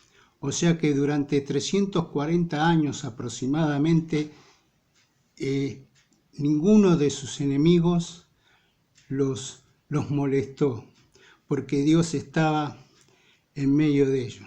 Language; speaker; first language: Spanish; native; Spanish